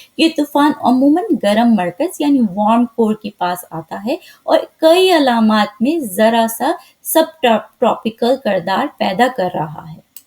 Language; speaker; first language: Urdu; native; Urdu